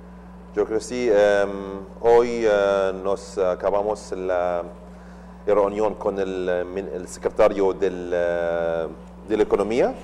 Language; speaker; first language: Spanish; non-native, learner; Arabic